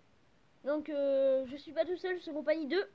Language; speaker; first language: French; native; French